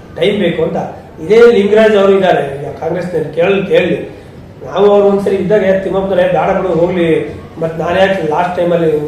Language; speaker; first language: Kannada; native; Kannada